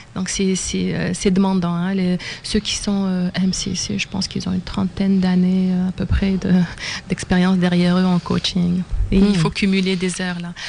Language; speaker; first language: French; non-native, local second language; Arabic